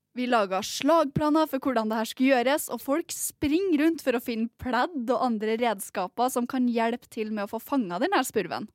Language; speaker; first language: Norwegian; native; Norwegian